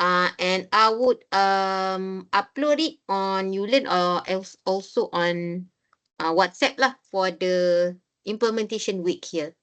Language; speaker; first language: English; non-native, local second language; Malay